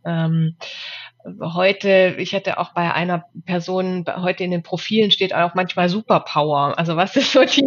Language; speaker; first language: German; native; German